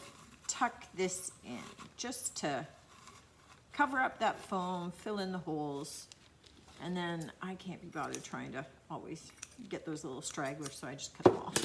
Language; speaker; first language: English; native; English